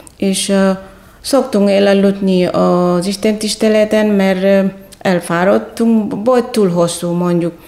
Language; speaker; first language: Hungarian; non-native, fluent; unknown